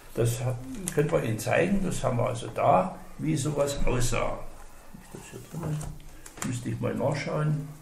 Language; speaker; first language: German; native; German